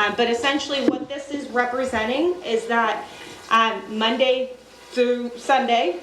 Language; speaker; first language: English; native; English